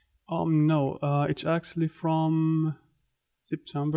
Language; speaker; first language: English; non-native, fluent; Arabic